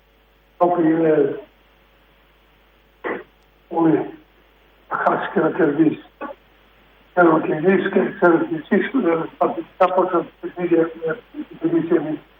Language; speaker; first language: Greek; non-native, fluent; Serbian